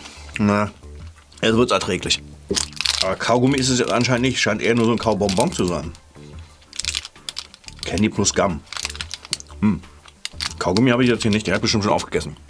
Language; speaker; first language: German; native; German